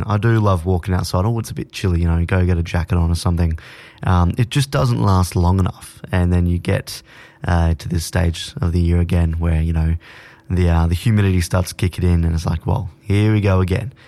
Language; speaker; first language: English; native; English